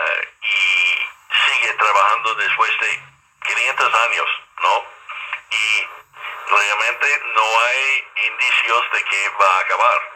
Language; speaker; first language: Spanish; non-native, fluent; English